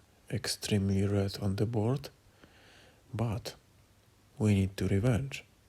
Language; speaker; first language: English; non-native, learner; Polish